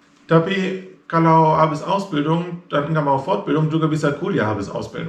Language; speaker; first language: Indonesian; non-native, fluent; German